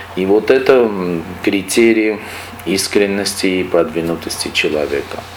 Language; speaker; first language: Russian; non-native, local second language; Armenian